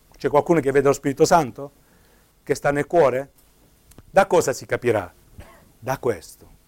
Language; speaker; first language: Italian; native; Italian